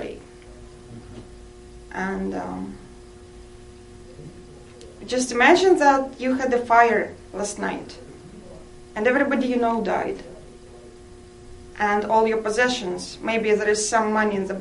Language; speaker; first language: English; non-native, fluent; Russian